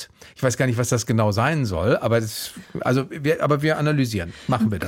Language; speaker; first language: German; native; German